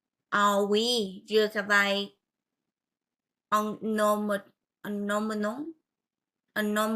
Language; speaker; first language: French; non-native, learner; Vietnamese